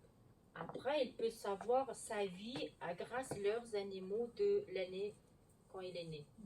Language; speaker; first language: French; non-native, learner; Mongolian